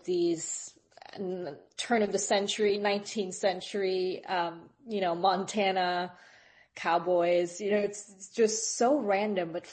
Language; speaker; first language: English; non-native, local second language; Filipino